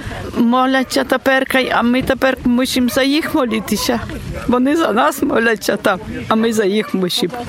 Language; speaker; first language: Polish; non-native, local second language; Ukrainian